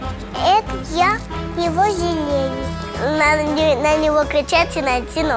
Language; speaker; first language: Russian; non-native, local second language; Uzbek